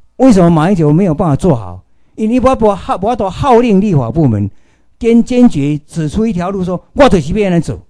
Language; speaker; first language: Chinese; native; Chinese